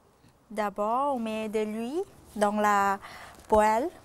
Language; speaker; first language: French; non-native, fluent; Thai